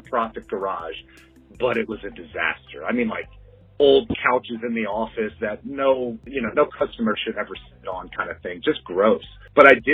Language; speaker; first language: English; native; English